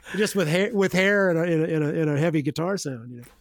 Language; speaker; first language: English; native; English